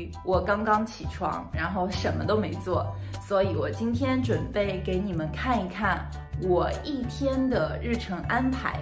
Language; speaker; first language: Chinese; native; Chinese